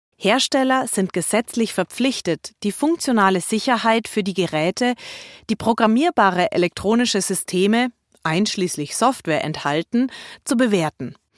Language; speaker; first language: German; native; German